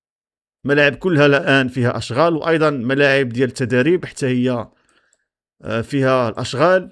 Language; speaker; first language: Arabic; native; Arabic